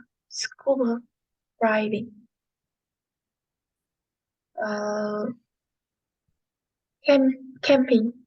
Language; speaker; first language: English; non-native, learner; Vietnamese